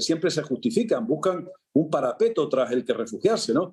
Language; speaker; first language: Spanish; native; Spanish